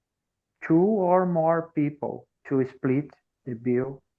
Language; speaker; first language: English; non-native, learner; Portuguese